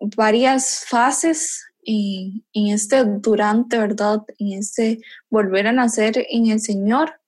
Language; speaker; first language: Spanish; native; Spanish